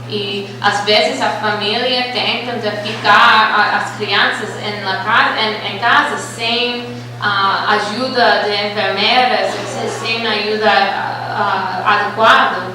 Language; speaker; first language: Portuguese; non-native, fluent; English